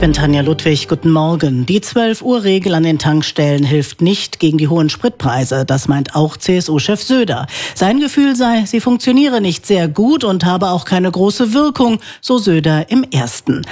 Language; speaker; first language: German; native; German